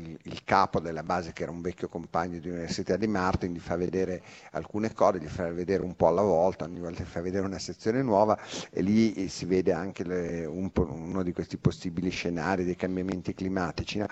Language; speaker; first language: Italian; native; Italian